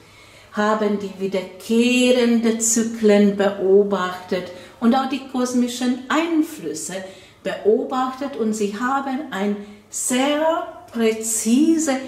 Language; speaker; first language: German; non-native, fluent; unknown